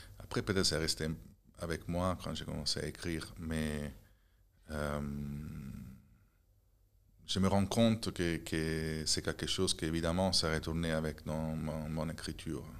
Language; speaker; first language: French; non-native, fluent; Italian